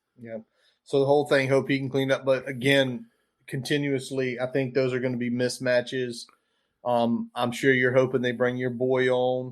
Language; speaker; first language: English; native; English